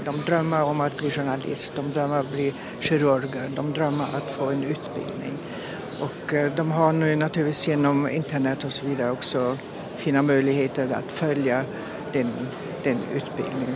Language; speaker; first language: Swedish; non-native, fluent; German